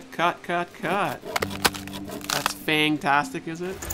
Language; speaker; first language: English; native; English